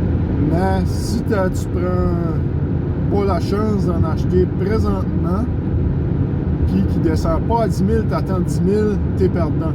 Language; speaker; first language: French; native; French